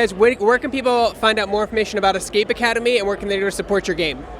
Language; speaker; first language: English; native; English